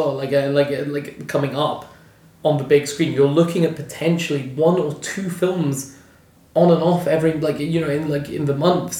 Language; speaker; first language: English; native; English